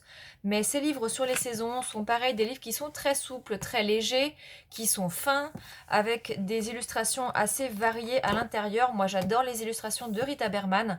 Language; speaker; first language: French; native; French